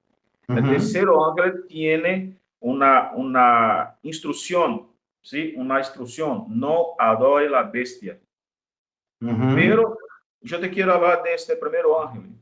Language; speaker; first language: Spanish; non-native, fluent; Portuguese